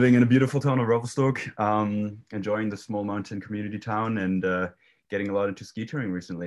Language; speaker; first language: English; non-native, fluent; German